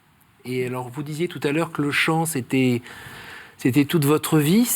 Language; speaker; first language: French; native; French